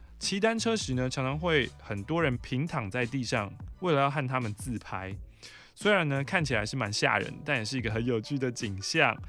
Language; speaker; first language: Chinese; native; Chinese